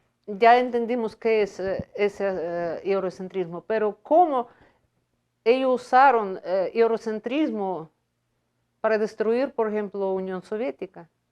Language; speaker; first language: Spanish; non-native, fluent; Russian